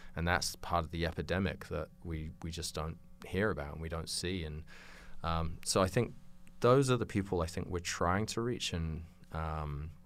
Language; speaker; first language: English; native; English